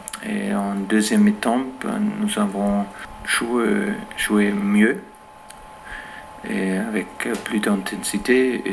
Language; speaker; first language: French; non-native, fluent; German